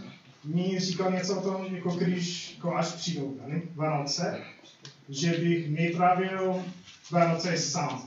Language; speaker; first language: Czech; non-native, fluent; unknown